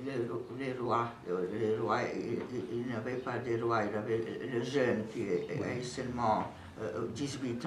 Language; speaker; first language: French; non-native, fluent; Serbian